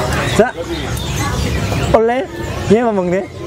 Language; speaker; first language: Korean; native; Korean